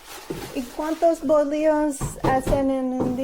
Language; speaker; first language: Spanish; non-native, learner; English